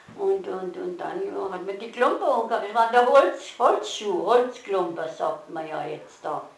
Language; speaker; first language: German; native; German